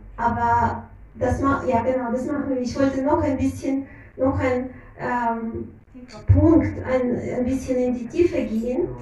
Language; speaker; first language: German; non-native, fluent; Russian